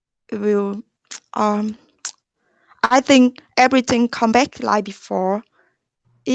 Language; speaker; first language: English; non-native, learner; Vietnamese